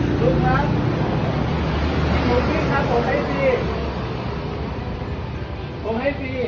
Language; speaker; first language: Thai; native; Thai